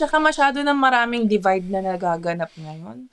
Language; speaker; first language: Filipino; early bilingual, heritage; Filipino